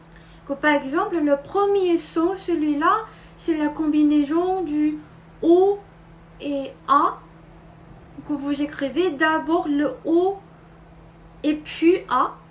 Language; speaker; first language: French; non-native, fluent; Korean